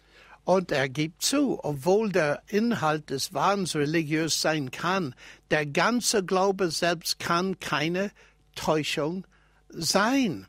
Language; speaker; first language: German; non-native, fluent; English